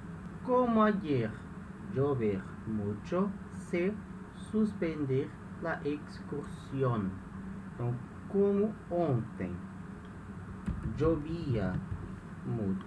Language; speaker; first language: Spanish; non-native, fluent; Portuguese